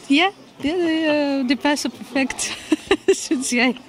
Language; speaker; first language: Danish; non-native, fluent; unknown